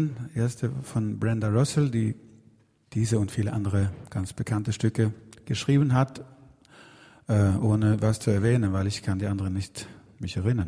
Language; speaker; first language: German; non-native, fluent; Swedish